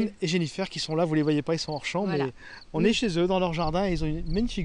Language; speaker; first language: French; native; French